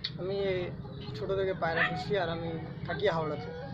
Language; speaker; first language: Hindi; non-native, local second language; Bangla